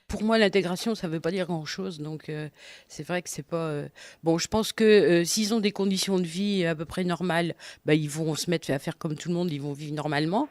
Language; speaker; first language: French; native; French